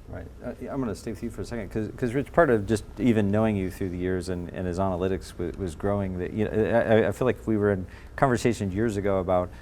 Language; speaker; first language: English; native; English